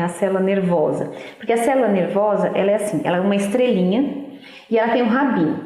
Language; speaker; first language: Portuguese; native; Portuguese